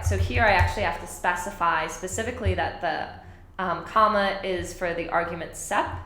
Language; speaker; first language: English; native; English